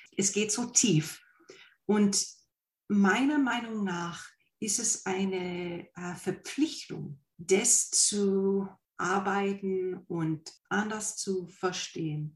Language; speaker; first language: German; non-native, fluent; English